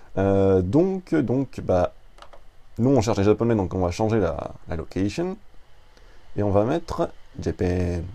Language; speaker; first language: French; native; French